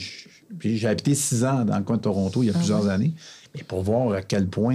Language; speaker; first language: French; native; French